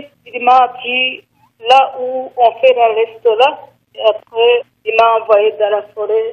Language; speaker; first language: French; non-native, learner; Rundi